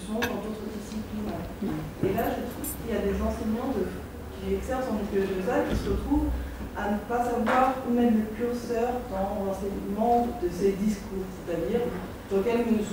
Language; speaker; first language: French; native; French